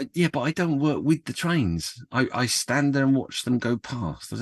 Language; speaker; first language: English; native; English